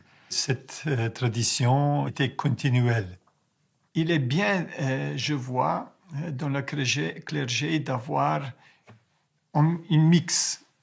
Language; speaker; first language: French; non-native, fluent; Ukrainian